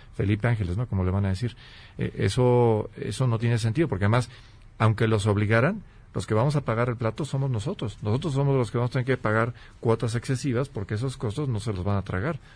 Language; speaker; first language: Spanish; native; Spanish